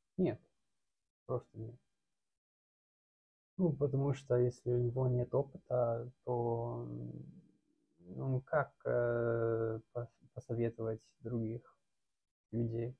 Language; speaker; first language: Russian; non-native, fluent; English